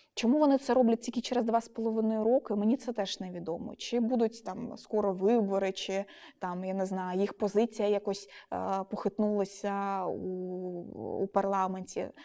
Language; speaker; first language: Ukrainian; non-native, local second language; Russian